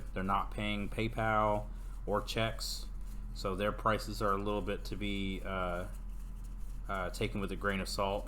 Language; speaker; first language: English; native; English